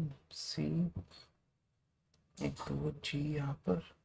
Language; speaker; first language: English; non-native, local second language; Hindi